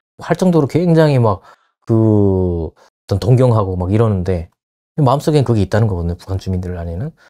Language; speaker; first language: Korean; native; Korean